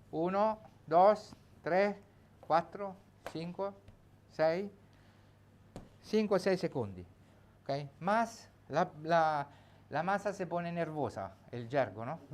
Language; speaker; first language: Spanish; non-native, learner; Italian